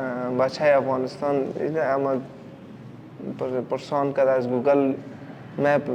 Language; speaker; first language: Persian; non-native, learner; Pashto